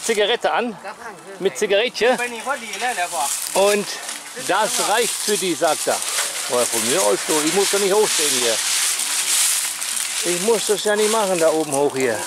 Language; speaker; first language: German; native; German